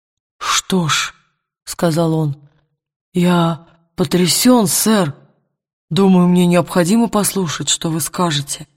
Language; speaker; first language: Russian; native; Russian